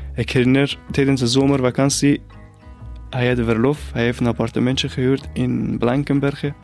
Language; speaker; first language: Dutch; non-native, fluent; Persian